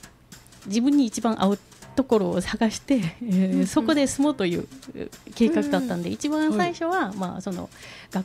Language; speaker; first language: Japanese; non-native, fluent; Korean